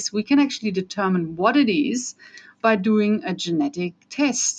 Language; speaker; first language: English; non-native, fluent; German